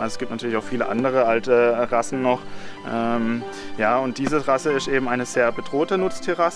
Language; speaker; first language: German; native; German